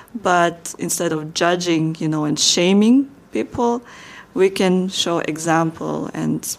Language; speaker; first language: English; non-native, fluent; Russian